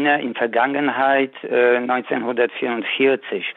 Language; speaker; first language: German; non-native, fluent; Polish